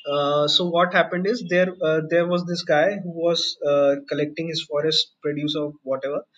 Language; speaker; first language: English; non-native, local second language; Hindi